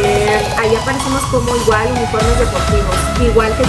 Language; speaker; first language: Spanish; native; Spanish